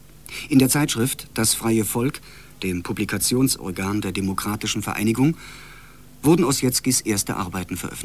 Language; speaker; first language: German; native; German